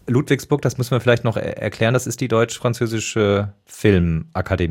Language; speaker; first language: German; native; German